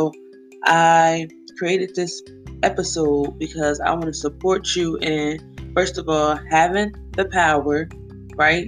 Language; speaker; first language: English; native; English